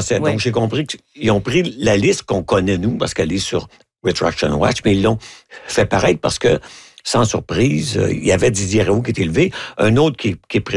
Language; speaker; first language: French; native; French